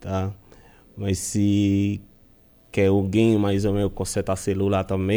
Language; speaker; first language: Portuguese; non-native, fluent; Haitian Creole